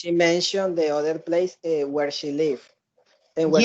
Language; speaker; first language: English; non-native, learner; Spanish